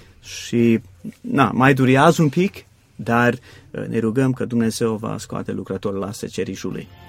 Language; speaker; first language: Romanian; non-native, fluent; English